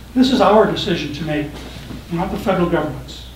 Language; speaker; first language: English; native; English